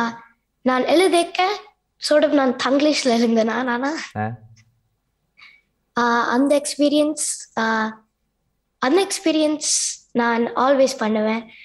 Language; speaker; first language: Tamil; early bilingual, heritage; Tamil